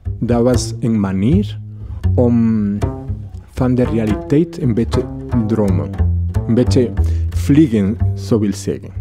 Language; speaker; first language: Dutch; non-native, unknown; Spanish